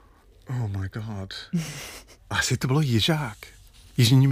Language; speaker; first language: Czech; non-native, fluent; English